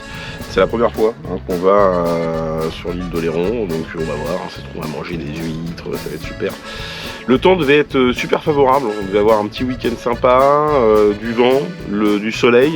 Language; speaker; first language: French; native; French